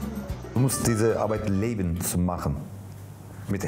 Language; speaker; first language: German; non-native, learner; Turkish